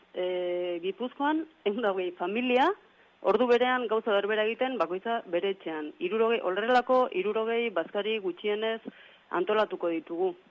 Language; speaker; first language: Basque; native; Basque